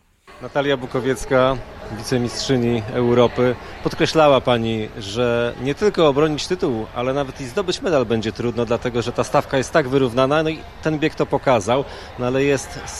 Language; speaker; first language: Polish; native; Polish